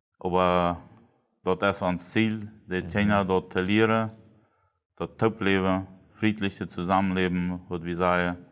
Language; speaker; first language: German; non-native, local second language; Plautdietsch